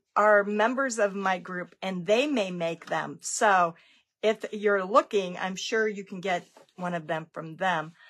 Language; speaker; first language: English; native; English